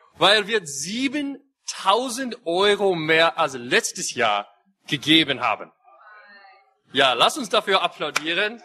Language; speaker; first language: German; non-native, fluent; English